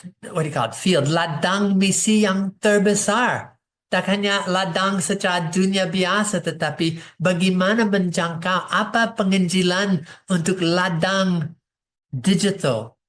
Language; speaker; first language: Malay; non-native, fluent; English